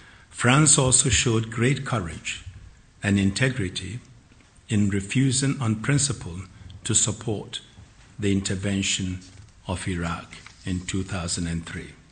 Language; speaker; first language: English; non-native, local second language; Akan